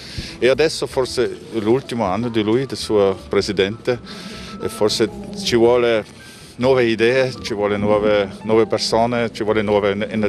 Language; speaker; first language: Italian; non-native, fluent; German